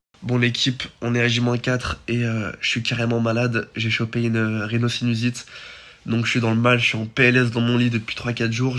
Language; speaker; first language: French; native; French